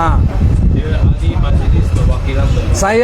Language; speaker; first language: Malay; non-native, local second language; Cantonese